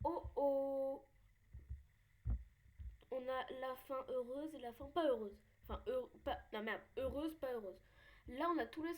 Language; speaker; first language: French; native; French